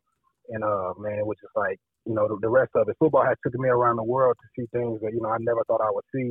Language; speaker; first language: English; native; English